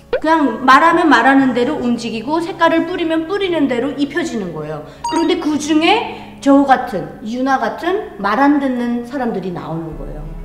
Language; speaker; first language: Korean; native; Korean